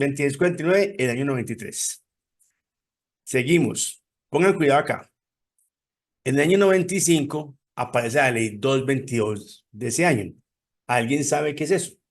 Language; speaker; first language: Spanish; native; Spanish